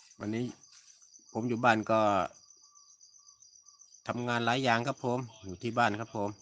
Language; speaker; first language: Thai; native; Thai